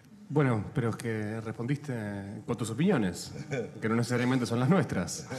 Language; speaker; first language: Spanish; native; Spanish